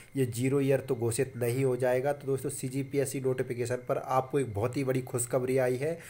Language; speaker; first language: Hindi; native; Hindi